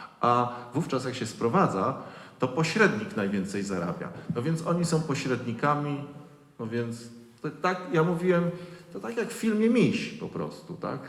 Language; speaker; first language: Polish; native; Polish